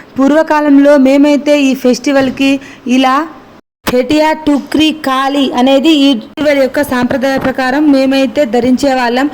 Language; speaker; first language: Telugu; non-native, local second language; Lambadi